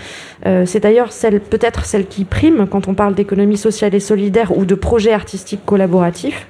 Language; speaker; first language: French; native; French